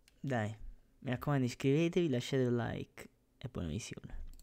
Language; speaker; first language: Italian; native; Italian